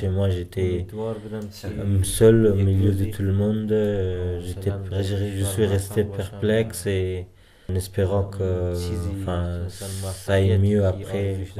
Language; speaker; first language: French; non-native, fluent; Persian